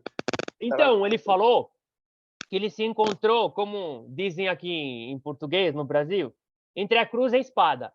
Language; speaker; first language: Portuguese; non-native, fluent; Arabic